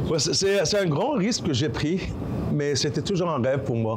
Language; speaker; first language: French; non-native, local second language; Arabic